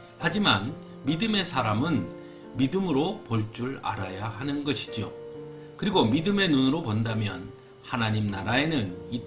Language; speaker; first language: Korean; native; Korean